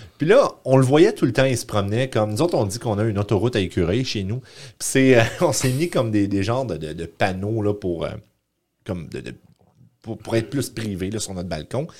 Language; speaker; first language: French; native; French